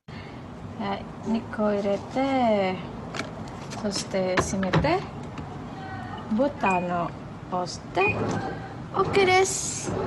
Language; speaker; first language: Japanese; non-native, learner; Indonesian